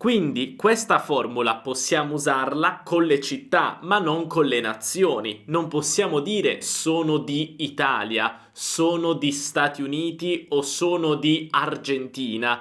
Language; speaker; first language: Italian; native; Italian